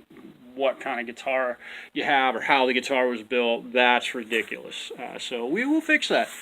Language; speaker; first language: English; native; English